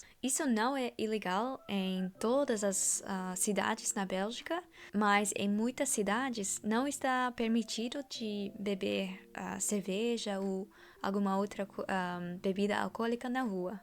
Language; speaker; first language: Portuguese; non-native, fluent; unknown